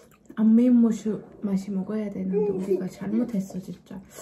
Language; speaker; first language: Korean; non-native, learner; Turkish